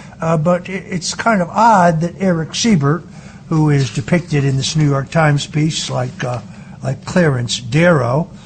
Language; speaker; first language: English; native; English